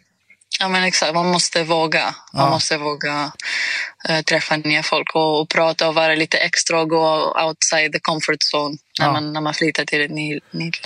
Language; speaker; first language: Swedish; non-native, fluent; Greek